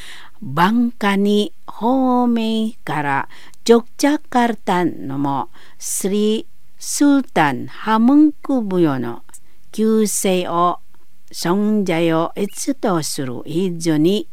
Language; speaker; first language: Japanese; non-native, learner; Indonesian